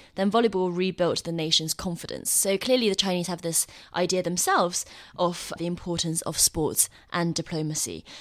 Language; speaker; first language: English; non-native, fluent; Chinese